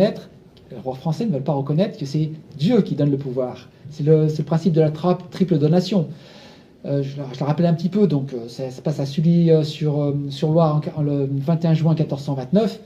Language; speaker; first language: French; native; French